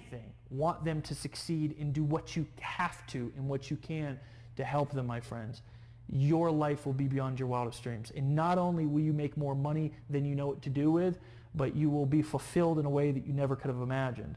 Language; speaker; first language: English; native; English